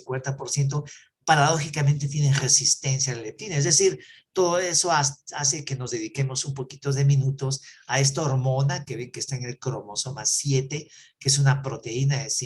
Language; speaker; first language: Spanish; native; Spanish